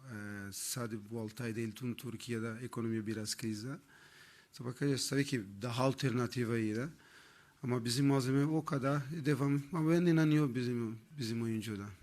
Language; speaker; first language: Turkish; non-native, learner; Portuguese